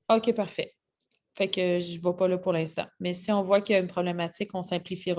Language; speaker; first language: French; native; French